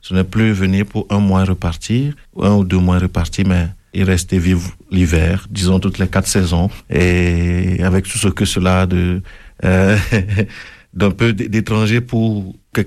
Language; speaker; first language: French; non-native, local second language; Ewe